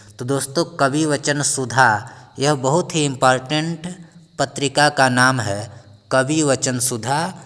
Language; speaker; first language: Hindi; native; Hindi